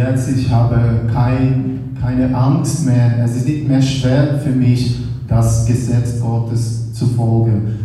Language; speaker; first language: German; non-native, learner; Portuguese